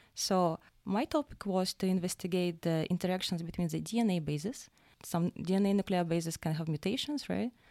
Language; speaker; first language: English; non-native, fluent; Russian